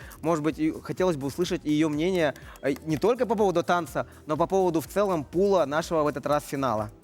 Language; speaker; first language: Russian; native; Russian